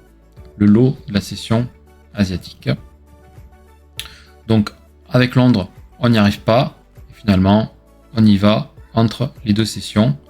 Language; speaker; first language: French; native; French